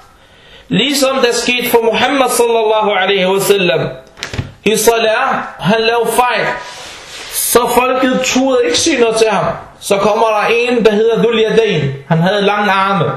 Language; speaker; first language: Danish; non-native, fluent; Arabic